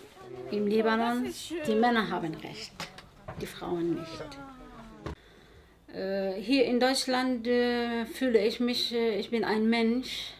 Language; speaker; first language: German; non-native, learner; Arabic